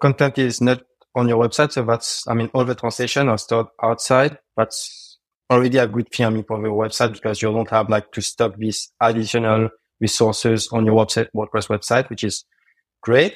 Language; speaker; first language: English; non-native, fluent; French